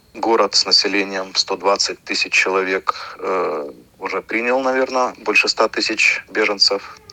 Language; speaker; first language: Russian; native; Russian